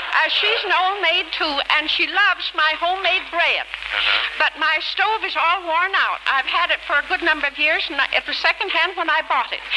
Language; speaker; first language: English; native; English